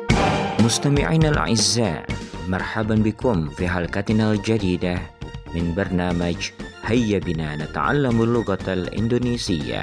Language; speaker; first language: Arabic; non-native, fluent; Indonesian